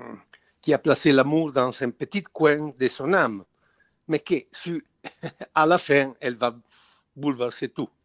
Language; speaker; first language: French; non-native, fluent; Italian